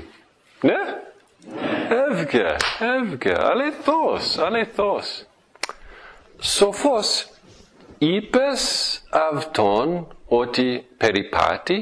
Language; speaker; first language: Greek; non-native, fluent; English